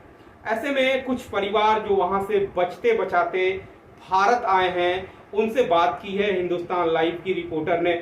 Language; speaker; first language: Hindi; native; Hindi